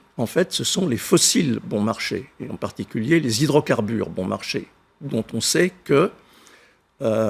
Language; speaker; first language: French; native; French